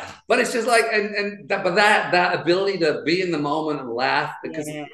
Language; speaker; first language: English; native; English